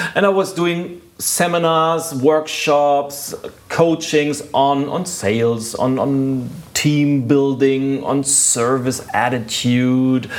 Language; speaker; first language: English; non-native, fluent; German